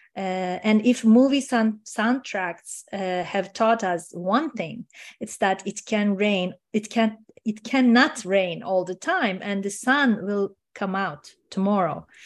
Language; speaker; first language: English; non-native, fluent; Turkish